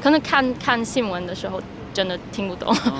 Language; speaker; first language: Chinese; non-native, fluent; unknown